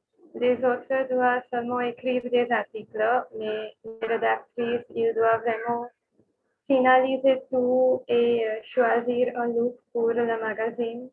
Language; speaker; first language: French; non-native, learner; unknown